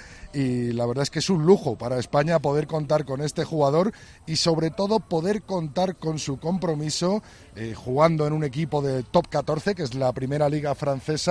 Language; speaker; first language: Spanish; native; Spanish